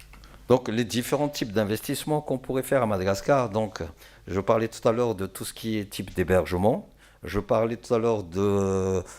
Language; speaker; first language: French; non-native, local second language; Malagasy